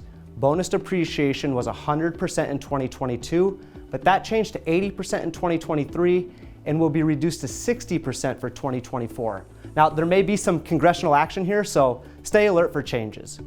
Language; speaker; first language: English; native; English